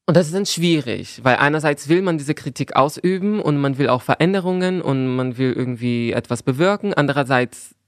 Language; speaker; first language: German; non-native, fluent; Portuguese